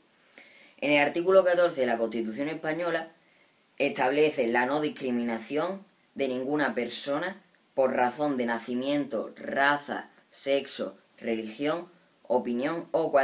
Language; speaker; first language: Spanish; native; Spanish